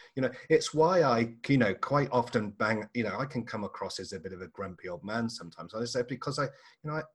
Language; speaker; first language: English; native; English